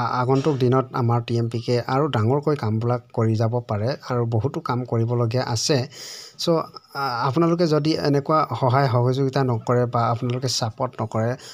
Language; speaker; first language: Assamese; non-native, local second language; Mising